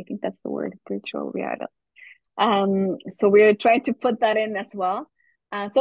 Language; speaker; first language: English; non-native, fluent; German